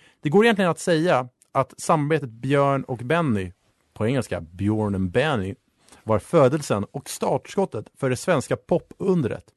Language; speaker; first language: Swedish; native; Swedish